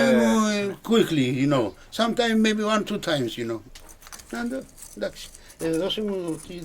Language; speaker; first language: English; non-native, learner; Greek